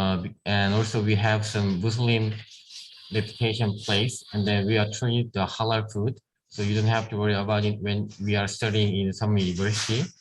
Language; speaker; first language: English; non-native, learner; Korean